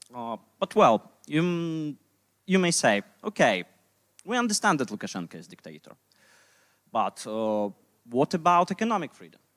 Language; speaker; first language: English; non-native, fluent; Russian